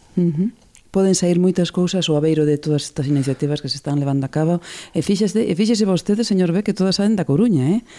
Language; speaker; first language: Galician; non-native, local second language; Spanish